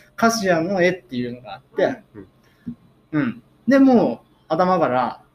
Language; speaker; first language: Japanese; native; Japanese